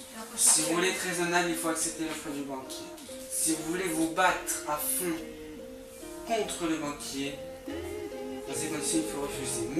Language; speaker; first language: French; native; French